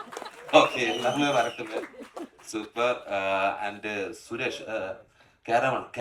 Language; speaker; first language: Tamil; non-native, learner; Malayalam